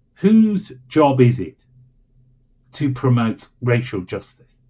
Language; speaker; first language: English; native; English